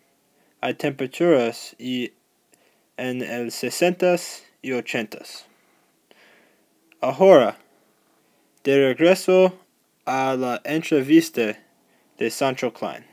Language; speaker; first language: Spanish; non-native, learner; English